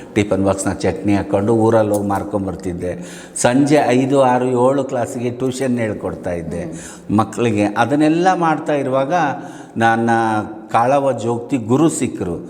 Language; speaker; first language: Kannada; native; Kannada